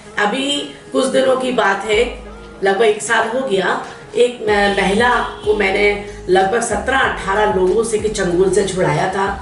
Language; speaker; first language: Hindi; native; Hindi